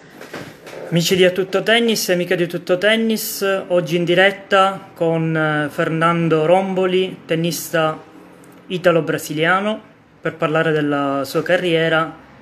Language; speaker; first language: Italian; native; Italian